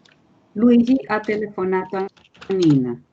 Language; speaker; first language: Italian; non-native, learner; Spanish